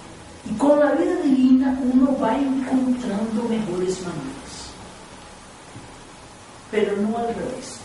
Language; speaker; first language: Spanish; non-native, fluent; Portuguese